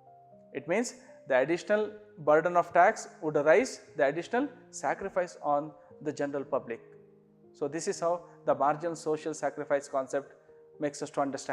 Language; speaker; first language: English; non-native, local second language; Kannada